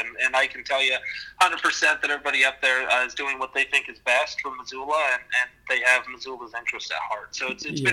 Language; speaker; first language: English; native; English